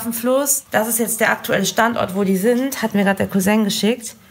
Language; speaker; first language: German; native; German